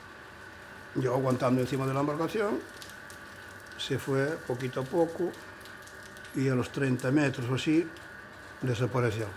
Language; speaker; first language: Spanish; native; Spanish